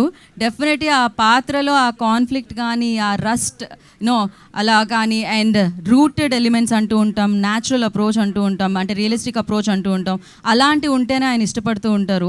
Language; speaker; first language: Telugu; native; Telugu